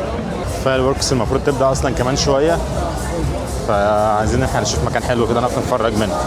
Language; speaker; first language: Arabic; native; Arabic